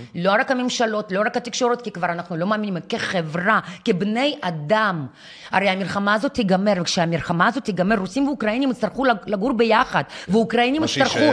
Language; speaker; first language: Hebrew; non-native, fluent; Ukrainian